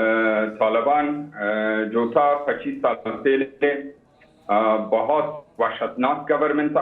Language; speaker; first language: Hindi; non-native, learner; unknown